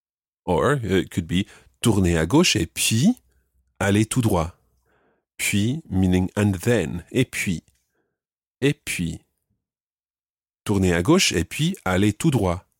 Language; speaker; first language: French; non-native, fluent; English